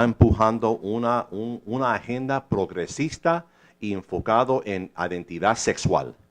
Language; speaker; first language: Spanish; early bilingual, heritage; English